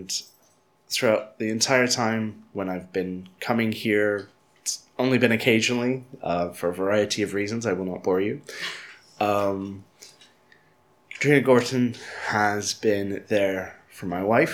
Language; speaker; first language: English; native; English